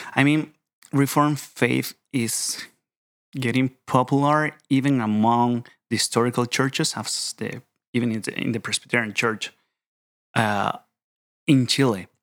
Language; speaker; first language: English; non-native, fluent; Spanish